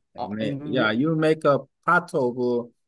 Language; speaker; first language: English; non-native, learner; Vietnamese